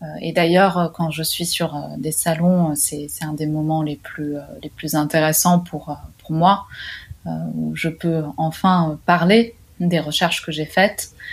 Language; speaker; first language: French; non-native, fluent; Italian